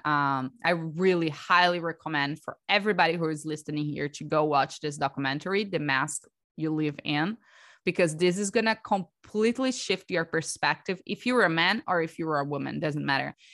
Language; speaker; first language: English; non-native, fluent; Portuguese